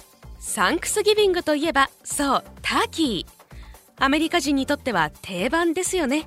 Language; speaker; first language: Japanese; native; Japanese